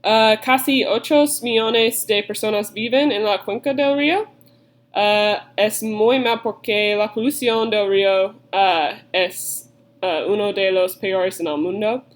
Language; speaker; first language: Spanish; non-native, learner; English